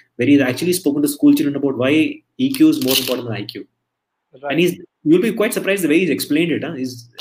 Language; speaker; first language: English; non-native, local second language; Malayalam